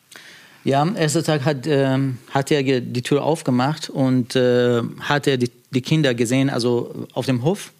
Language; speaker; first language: German; non-native, fluent; Persian